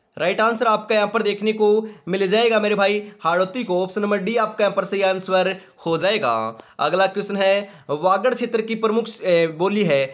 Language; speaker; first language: Hindi; native; Hindi